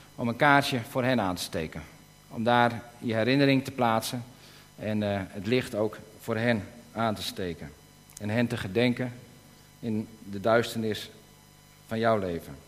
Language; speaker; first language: Dutch; native; Dutch